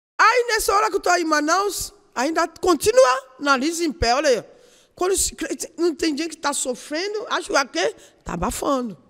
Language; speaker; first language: Portuguese; non-native, learner; Yoruba